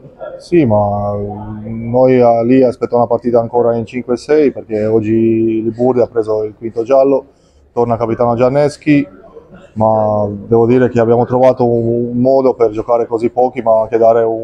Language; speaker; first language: Italian; non-native, fluent; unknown